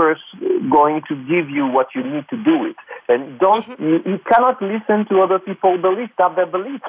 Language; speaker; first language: English; non-native, fluent; French